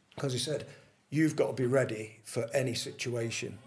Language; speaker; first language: English; native; English